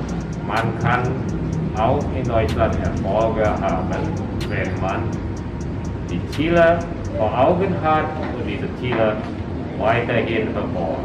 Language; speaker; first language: German; non-native, fluent; Indonesian